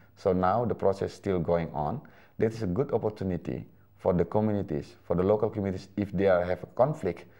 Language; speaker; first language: English; non-native, fluent; Indonesian